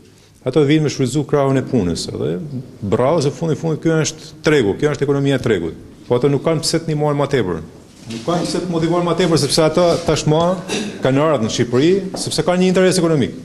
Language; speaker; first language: Albanian; native; Albanian